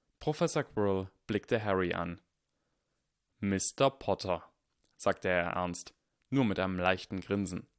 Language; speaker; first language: German; native; German